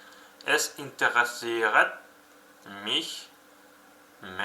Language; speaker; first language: German; non-native, fluent; Uzbek